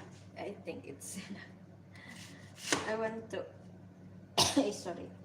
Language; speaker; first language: English; non-native, learner; Bikol